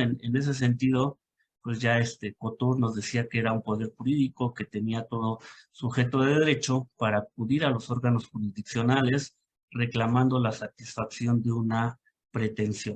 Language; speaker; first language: Spanish; native; Spanish